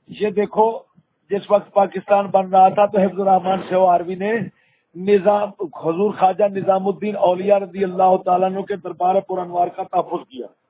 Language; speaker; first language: Urdu; native; Urdu